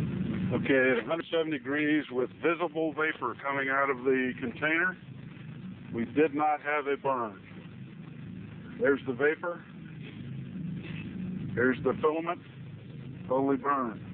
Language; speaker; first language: English; native; English